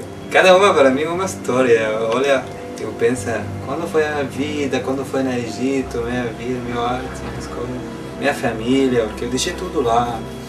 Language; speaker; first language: Portuguese; non-native, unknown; Arabic